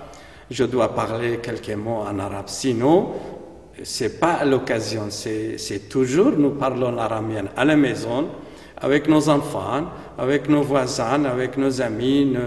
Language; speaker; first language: French; non-native, fluent; Aramaic